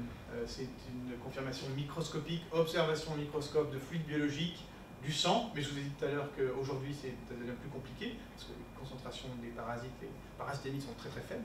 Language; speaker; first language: French; native; French